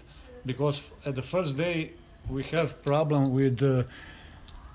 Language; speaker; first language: English; non-native, learner; Croatian